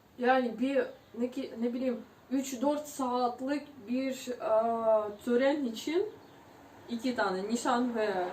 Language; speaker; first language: Turkish; non-native, fluent; Ukrainian